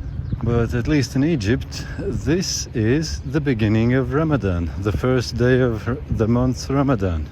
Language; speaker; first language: English; non-native, fluent; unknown